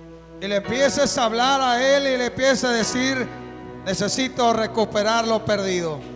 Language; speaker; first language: Spanish; native; Spanish